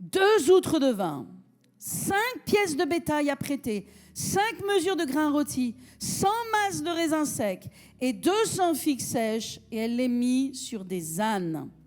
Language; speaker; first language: French; native; French